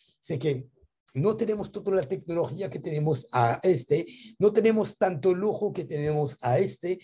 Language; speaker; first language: Spanish; non-native, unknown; French